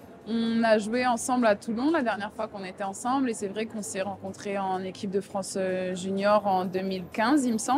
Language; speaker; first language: French; native; French